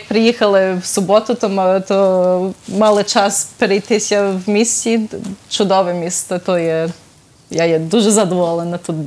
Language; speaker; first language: Ukrainian; early bilingual, heritage; Ukrainian